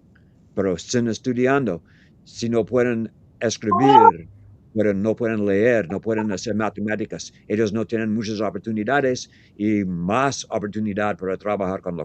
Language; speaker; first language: Spanish; non-native, learner; English